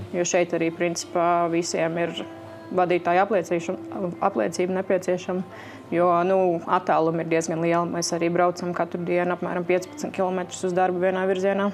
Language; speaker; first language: Latvian; native; Latvian